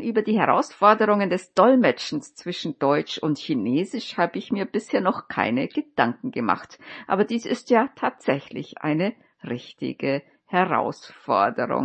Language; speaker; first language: German; native; German